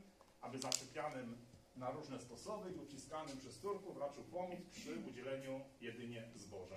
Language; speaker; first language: Polish; non-native, learner; Russian